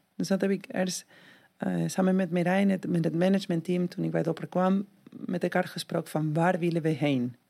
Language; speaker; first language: Dutch; non-native, fluent; Spanish